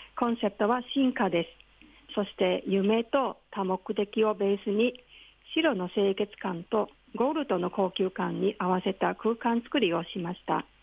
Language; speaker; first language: Japanese; non-native, fluent; Cantonese